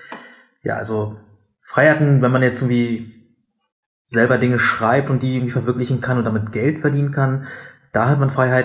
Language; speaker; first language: German; native; German